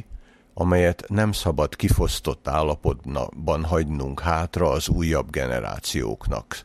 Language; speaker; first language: Hungarian; native; Hungarian